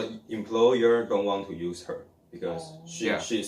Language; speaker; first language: English; non-native, learner; Chinese